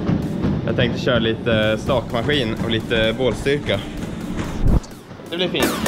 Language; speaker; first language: Swedish; native; Swedish